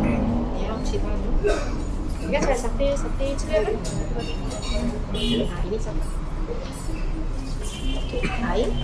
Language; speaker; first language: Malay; non-native, local second language; Chinese